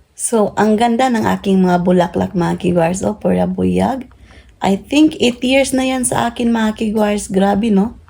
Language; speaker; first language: Filipino; non-native, local second language; Cebuano